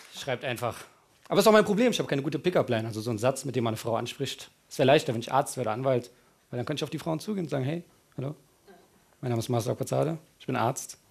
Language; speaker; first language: German; early bilingual, other home language; Persian